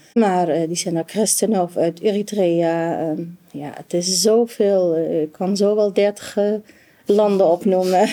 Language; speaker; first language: Dutch; non-native, fluent; Arabic